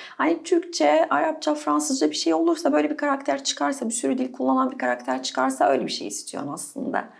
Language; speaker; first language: Turkish; non-native, fluent; French